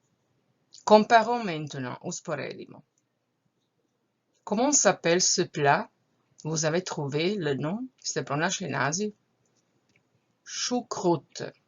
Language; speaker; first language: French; non-native, fluent; Croatian